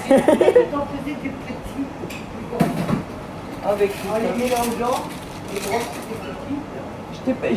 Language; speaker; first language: French; native; French